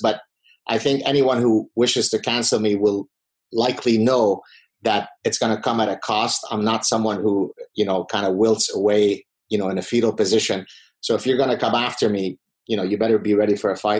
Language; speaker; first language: English; non-native, fluent; Arabic